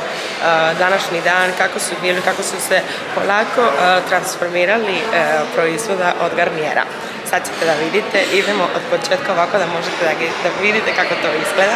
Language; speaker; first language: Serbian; early bilingual, heritage; Serbian